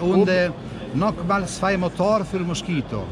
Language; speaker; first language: German; non-native, learner; Italian